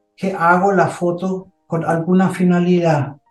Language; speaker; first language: Spanish; non-native, fluent; German